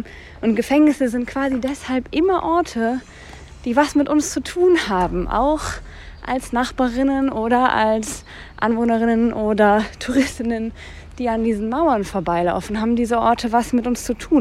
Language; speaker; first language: German; native; German